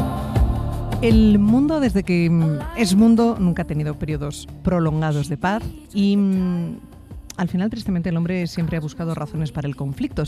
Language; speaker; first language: Spanish; native; Spanish